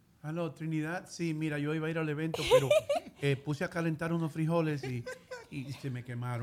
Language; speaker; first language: Spanish; native; Spanish